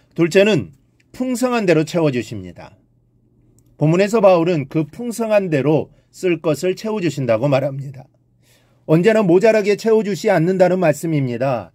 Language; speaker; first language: Korean; native; Korean